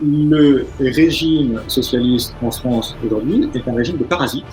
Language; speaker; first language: French; native; French